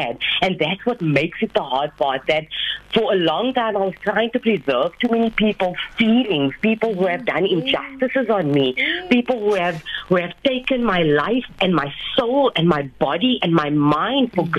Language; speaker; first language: English; native; English